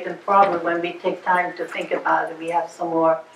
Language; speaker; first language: English; early bilingual, other home language; German